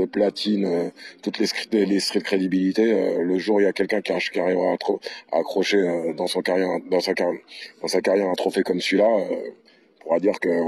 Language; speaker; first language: French; native; French